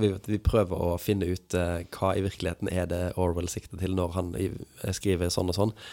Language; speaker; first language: Norwegian; native; Norwegian